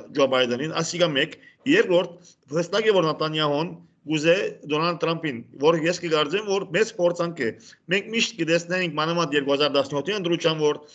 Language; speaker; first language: Armenian; native; Armenian